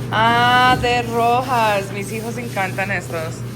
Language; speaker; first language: Spanish; non-native, learner; English